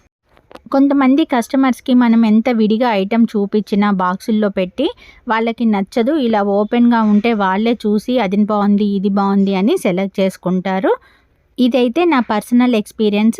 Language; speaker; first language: Telugu; native; Telugu